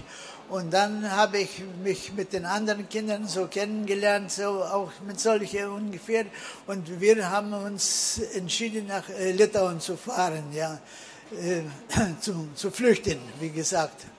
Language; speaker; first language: German; early bilingual, heritage; German